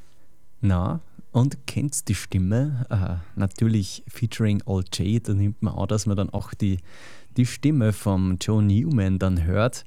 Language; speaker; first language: German; native; German